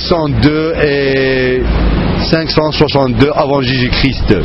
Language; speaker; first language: French; non-native, fluent; Arabic